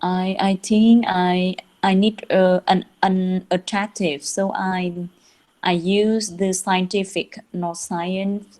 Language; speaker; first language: English; non-native, learner; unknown